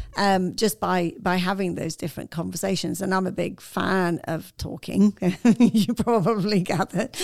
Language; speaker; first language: English; non-native, fluent; Arabic